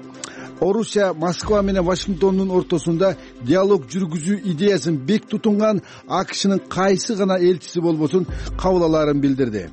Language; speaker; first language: Kyrgyz; native; Kyrgyz